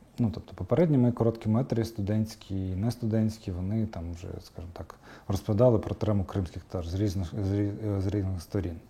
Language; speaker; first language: Ukrainian; non-native, local second language; Crimean Tatar